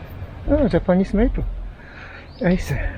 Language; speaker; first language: English; non-native, fluent; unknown